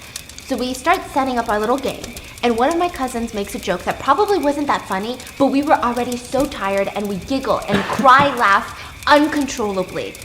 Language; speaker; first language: English; native; English